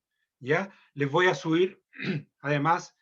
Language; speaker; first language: Spanish; native; Spanish